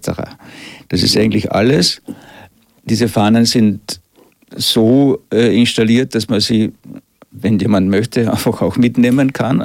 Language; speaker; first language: German; native; German